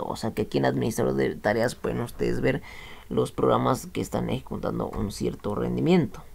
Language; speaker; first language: Spanish; native; Spanish